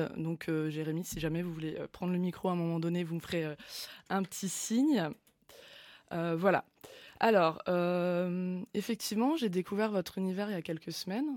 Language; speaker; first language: French; native; French